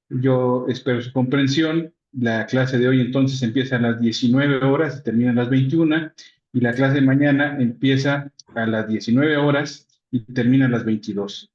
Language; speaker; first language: Spanish; native; Spanish